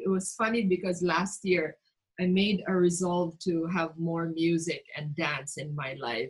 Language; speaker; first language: English; non-native, local second language; Cebuano